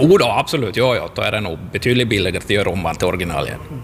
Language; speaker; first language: Swedish; native; Swedish